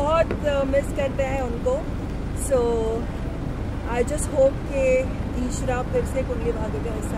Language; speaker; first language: Hindi; native; Hindi